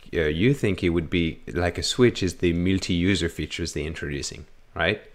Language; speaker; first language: English; non-native, fluent; French